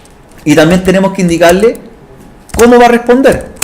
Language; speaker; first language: Spanish; native; Spanish